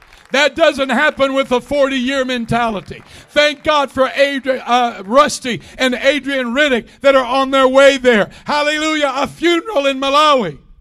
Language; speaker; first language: English; native; English